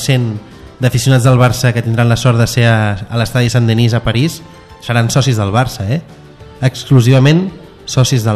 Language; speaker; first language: Catalan; native; Catalan